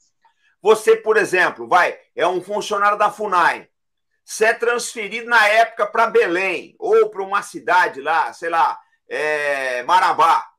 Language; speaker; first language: Portuguese; native; Portuguese